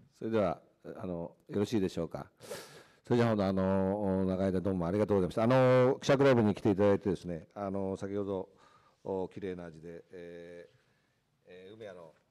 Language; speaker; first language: Japanese; native; Japanese